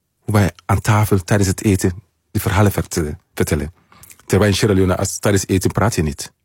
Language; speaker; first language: Dutch; non-native, learner; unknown